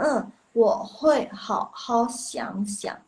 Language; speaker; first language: Chinese; non-native, local second language; Indonesian